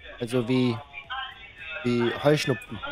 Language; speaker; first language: German; native; German